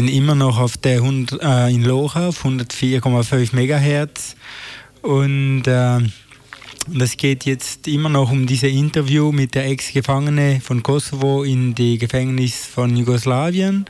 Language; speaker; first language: German; non-native, fluent; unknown